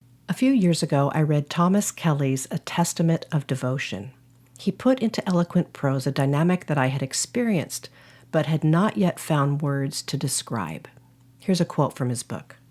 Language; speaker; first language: English; native; English